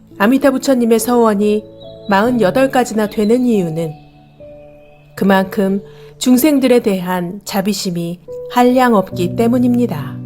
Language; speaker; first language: Korean; native; Korean